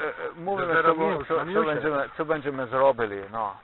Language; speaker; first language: Polish; non-native, learner; Slovenian